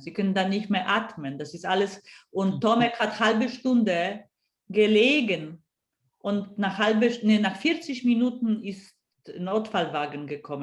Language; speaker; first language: German; non-native, fluent; Polish